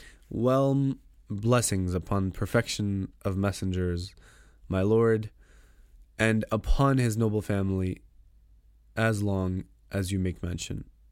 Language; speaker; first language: English; native; English